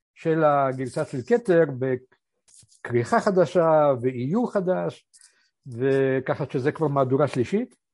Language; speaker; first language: Hebrew; early bilingual, other home language; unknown